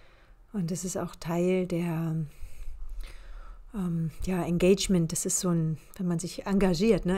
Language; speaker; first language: German; native; German